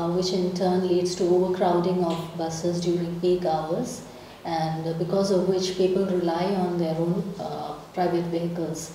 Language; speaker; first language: English; non-native, local second language; Malayalam